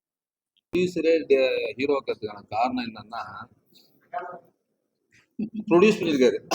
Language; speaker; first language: Tamil; native; Tamil